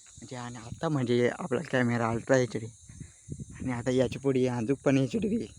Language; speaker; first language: Marathi; non-native, local second language; Gondi